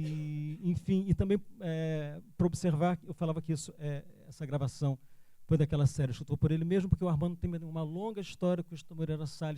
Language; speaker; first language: Portuguese; native; Portuguese